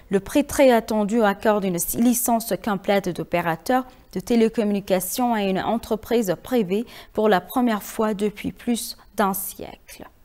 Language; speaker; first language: French; non-native, fluent; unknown